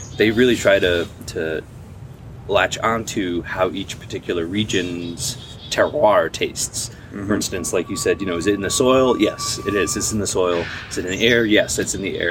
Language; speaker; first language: English; native; English